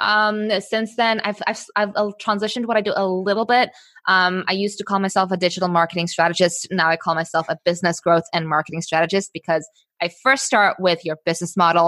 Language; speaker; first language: English; native; English